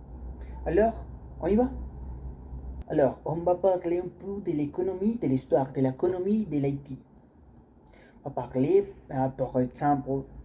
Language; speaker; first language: French; non-native, learner; Spanish